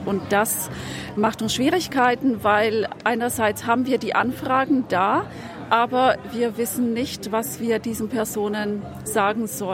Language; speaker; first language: German; native; German